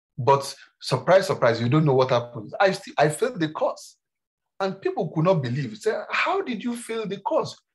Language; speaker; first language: English; non-native, local second language; Yoruba